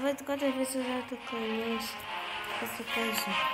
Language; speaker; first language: Portuguese; early bilingual, heritage; Portuguese